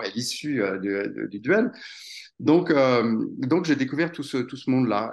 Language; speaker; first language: French; native; French